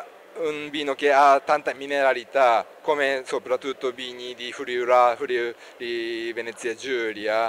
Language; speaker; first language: Italian; non-native, learner; Japanese